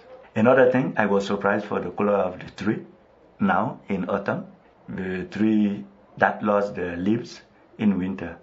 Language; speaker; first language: English; non-native, local second language; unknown